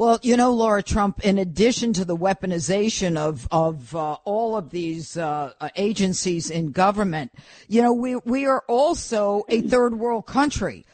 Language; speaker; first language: English; native; English